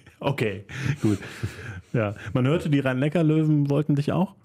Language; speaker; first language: German; native; German